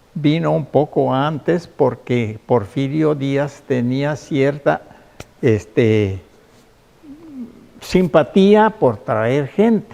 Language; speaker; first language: Spanish; native; Spanish